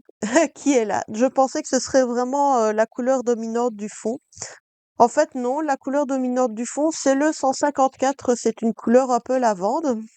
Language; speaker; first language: French; native; French